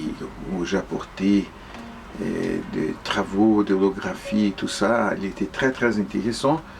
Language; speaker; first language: French; non-native, fluent; Portuguese